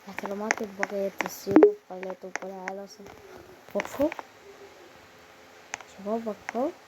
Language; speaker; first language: Arabic; native; Arabic